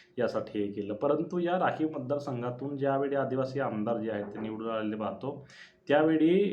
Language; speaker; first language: Marathi; non-native, local second language; Bhili